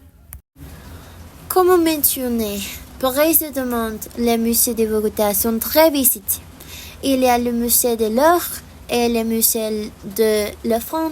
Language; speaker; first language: French; non-native, learner; Spanish